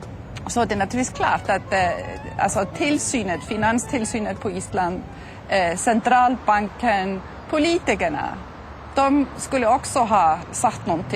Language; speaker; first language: Swedish; non-native, fluent; Icelandic